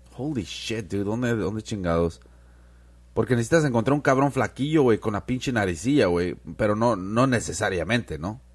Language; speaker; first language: Spanish; early bilingual, heritage; Spanish